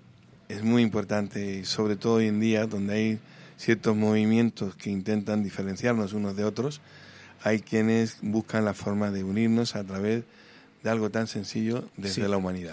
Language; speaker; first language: Spanish; native; Spanish